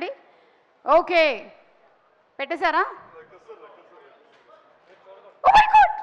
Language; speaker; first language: Telugu; native; Telugu